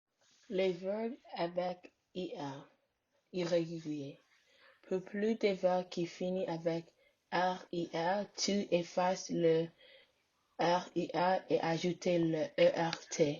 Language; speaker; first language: French; non-native, learner; English